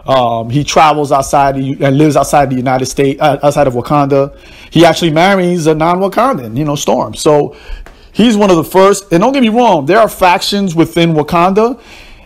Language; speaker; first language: English; native; English